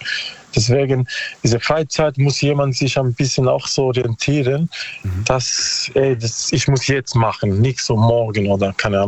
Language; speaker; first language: German; non-native, learner; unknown